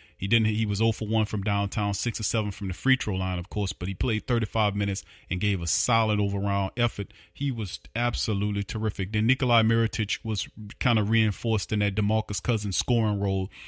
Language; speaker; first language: English; native; English